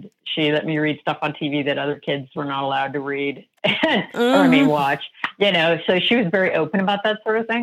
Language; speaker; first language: English; native; English